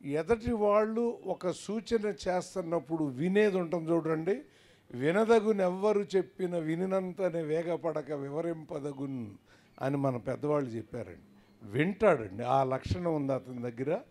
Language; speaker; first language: Telugu; native; Telugu